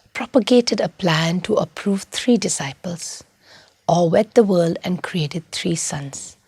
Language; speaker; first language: English; non-native, local second language; Punjabi